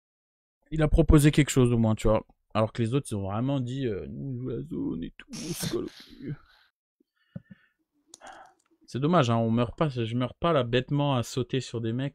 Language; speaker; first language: French; native; French